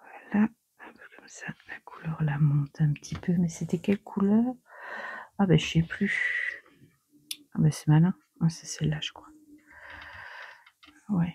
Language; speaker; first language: French; native; French